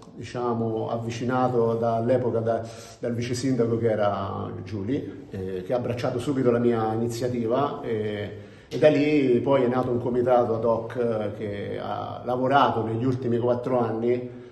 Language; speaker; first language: Italian; native; Italian